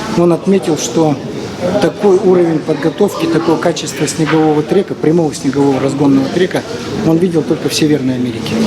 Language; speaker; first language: Russian; native; Russian